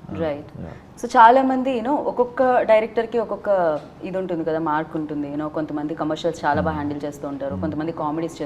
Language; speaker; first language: Telugu; native; Telugu